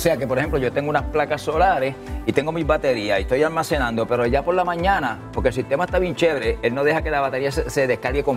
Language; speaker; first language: Spanish; native; Spanish